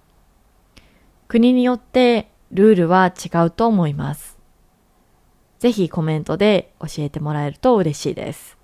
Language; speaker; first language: Japanese; native; Japanese